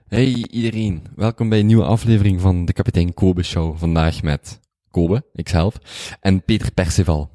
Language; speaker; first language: Dutch; native; Dutch